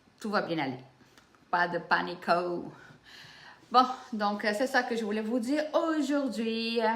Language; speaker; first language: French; early bilingual, other home language; Portuguese